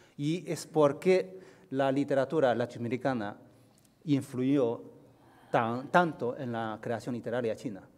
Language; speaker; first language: Spanish; non-native, fluent; Chinese